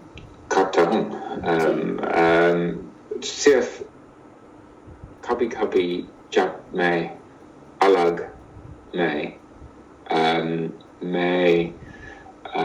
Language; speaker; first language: Hindi; non-native, learner; English